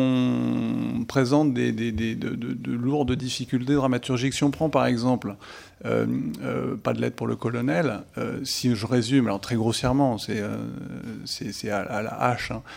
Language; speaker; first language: French; native; French